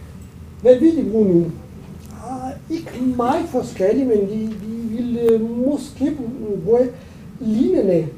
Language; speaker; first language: Danish; non-native, fluent; Italian